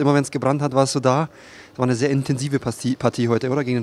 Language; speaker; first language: German; native; German